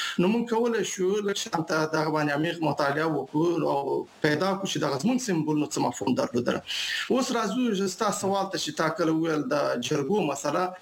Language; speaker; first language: Pashto; non-native, local second language; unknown